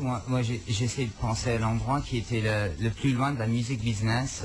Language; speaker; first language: French; non-native, local second language; English